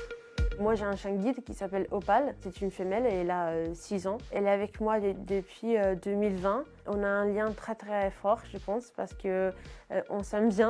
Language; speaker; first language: French; non-native, fluent; Italian